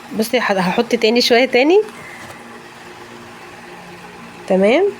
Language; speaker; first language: Arabic; native; Arabic